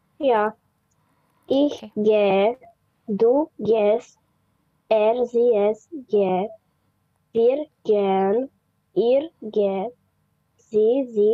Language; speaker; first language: German; non-native, learner; Romanian